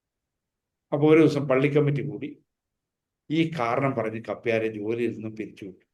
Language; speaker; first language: Malayalam; native; Malayalam